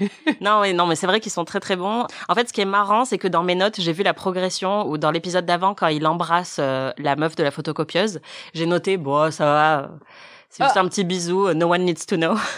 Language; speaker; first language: French; native; French